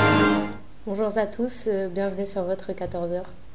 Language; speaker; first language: French; native; French